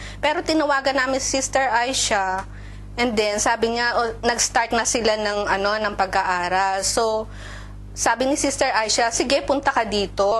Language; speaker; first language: Filipino; native; Filipino